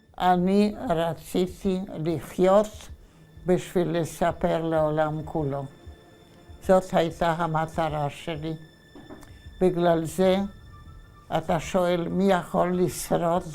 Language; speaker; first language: Hebrew; non-native, fluent; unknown